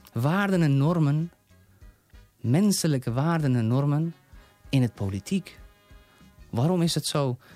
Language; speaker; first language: Dutch; non-native, fluent; Persian